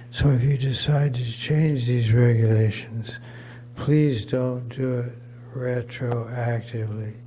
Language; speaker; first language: English; native; English